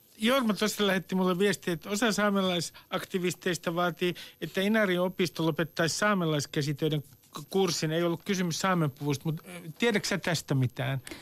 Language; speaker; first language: Finnish; native; Finnish